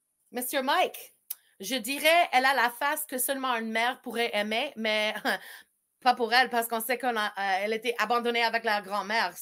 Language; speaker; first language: French; early bilingual, heritage; French